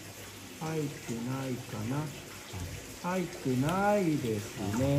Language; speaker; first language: Japanese; native; Japanese